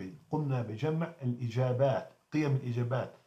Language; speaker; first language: Arabic; native; Arabic